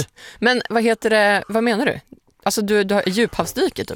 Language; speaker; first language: Swedish; native; Swedish